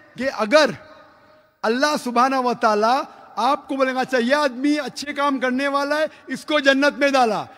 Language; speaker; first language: Hindi; non-native, local second language; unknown